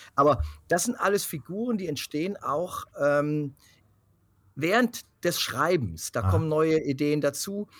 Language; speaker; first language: German; native; German